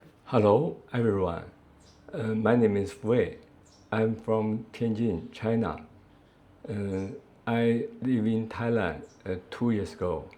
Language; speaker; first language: English; non-native, learner; Chinese